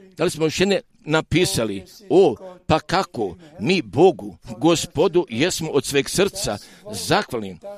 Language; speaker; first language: Croatian; early bilingual, heritage; Serbian